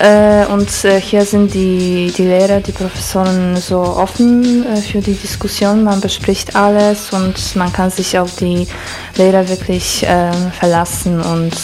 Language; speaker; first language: German; non-native, fluent; Polish